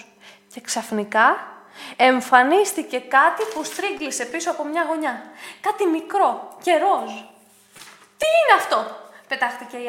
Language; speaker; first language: Greek; native; Greek